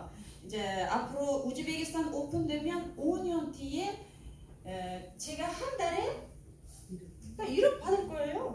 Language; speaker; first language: Korean; non-native, learner; Uzbek